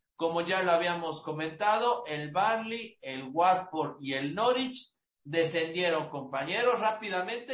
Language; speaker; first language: Spanish; native; Spanish